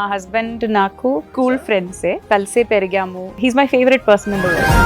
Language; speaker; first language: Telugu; non-native, fluent; Malayalam